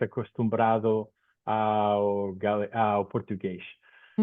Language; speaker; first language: Portuguese; non-native, fluent; Spanish